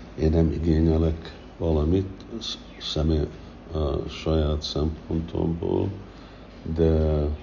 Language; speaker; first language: Hungarian; early bilingual, heritage; Hungarian